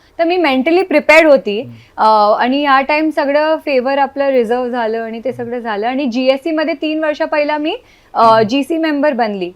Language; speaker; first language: Marathi; native; Marathi